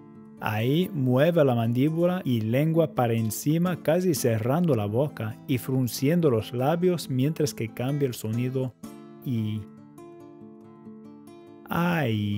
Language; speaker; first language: Spanish; non-native, fluent; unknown